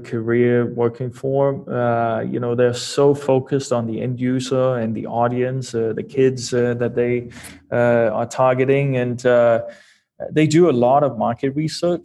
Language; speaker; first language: English; non-native, fluent; Danish